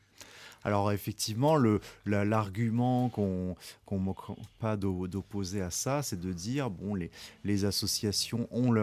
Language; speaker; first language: French; native; French